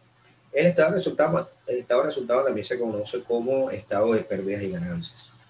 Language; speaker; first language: Spanish; native; Spanish